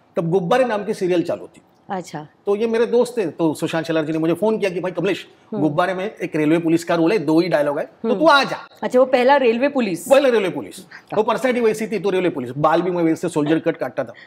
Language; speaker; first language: Hindi; non-native, local second language; Marathi